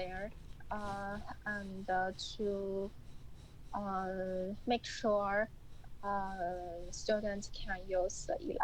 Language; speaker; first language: English; non-native, learner; Chinese